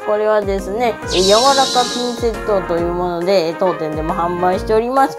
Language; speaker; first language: Japanese; native; Japanese